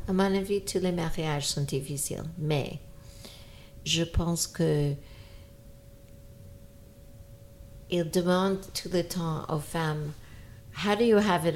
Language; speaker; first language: French; non-native, fluent; English